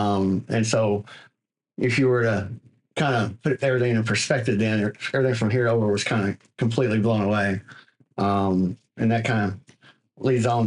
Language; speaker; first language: English; native; English